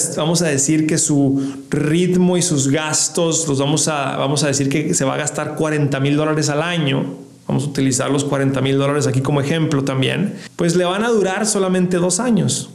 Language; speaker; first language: Spanish; native; Spanish